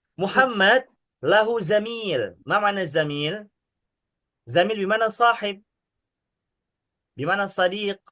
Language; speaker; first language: Arabic; non-native, fluent; Indonesian